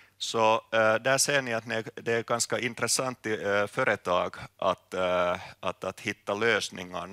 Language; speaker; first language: Swedish; non-native, local second language; Finnish